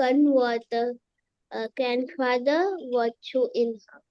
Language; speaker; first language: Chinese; non-native, learner; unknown